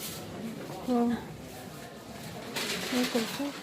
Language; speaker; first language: French; non-native, local second language; Arabic